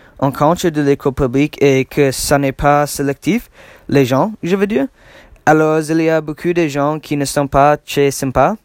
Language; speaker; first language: French; non-native, learner; English